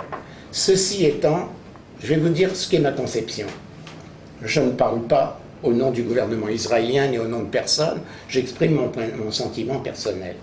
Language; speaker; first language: French; native; French